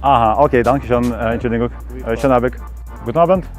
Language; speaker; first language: German; non-native, learner; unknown